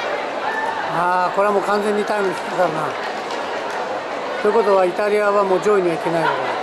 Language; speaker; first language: Japanese; native; Japanese